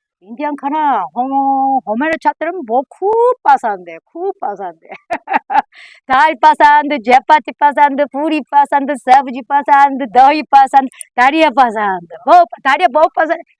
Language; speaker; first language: Hindi; non-native, learner; Korean